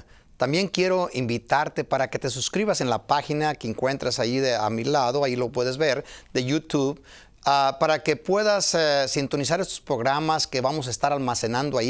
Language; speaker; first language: Spanish; native; Spanish